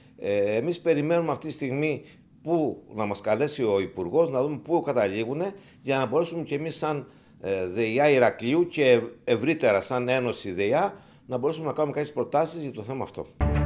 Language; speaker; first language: Greek; native; Greek